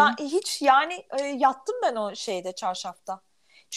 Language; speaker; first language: Turkish; native; Turkish